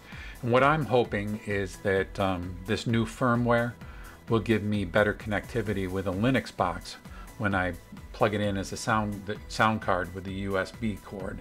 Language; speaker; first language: English; native; English